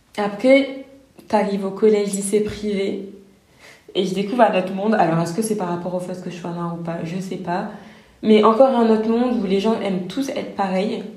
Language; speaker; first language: French; native; French